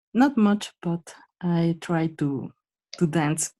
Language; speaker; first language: English; non-native, learner; Spanish